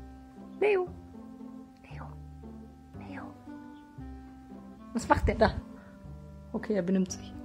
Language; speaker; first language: German; native; German